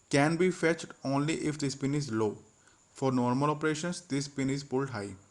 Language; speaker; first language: English; non-native, local second language; Punjabi